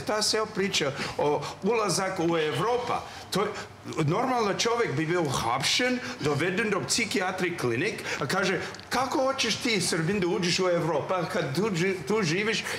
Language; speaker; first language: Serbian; non-native, learner; English